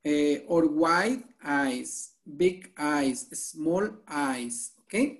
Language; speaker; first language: English; non-native, fluent; Spanish